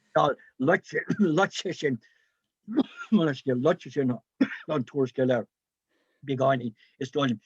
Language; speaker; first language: Irish; non-native, local second language; English